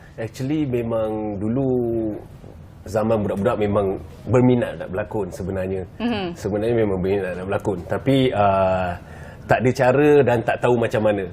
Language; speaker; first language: Malay; native; Malay